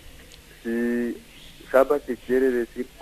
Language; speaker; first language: Spanish; non-native, fluent; Kikuyu